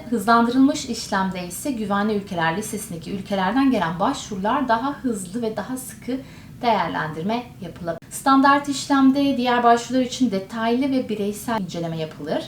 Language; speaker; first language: Turkish; native; Turkish